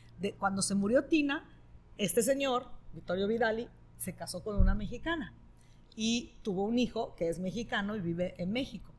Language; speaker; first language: Spanish; non-native, fluent; Italian